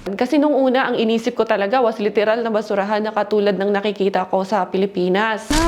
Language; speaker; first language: Filipino; non-native, local second language; Cebuano